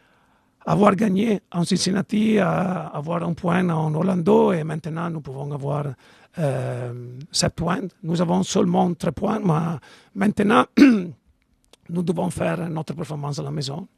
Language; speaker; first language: French; non-native, fluent; Italian